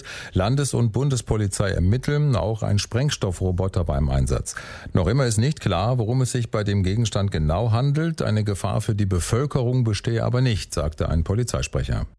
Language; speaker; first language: German; native; German